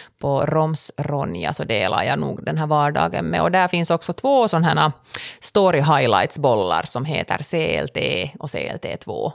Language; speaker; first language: Swedish; native; Swedish